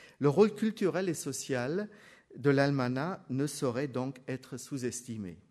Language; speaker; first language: French; non-native, fluent; German